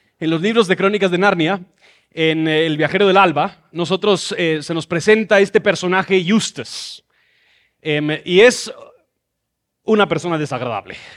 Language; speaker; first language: Spanish; non-native, fluent; English